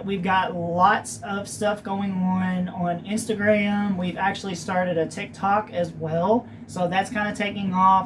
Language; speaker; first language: English; native; English